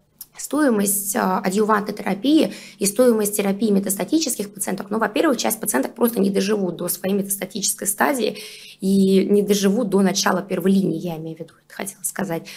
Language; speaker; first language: Russian; native; Russian